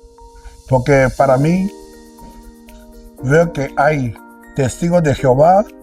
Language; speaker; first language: Spanish; non-native, local second language; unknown